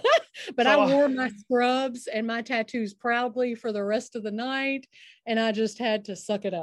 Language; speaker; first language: English; native; English